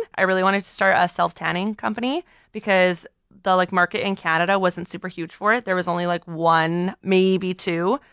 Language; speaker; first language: English; early bilingual, other home language; Portuguese